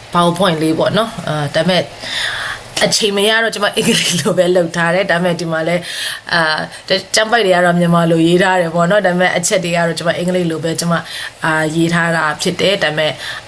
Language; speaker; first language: Burmese; non-native, local second language; Tedim Chin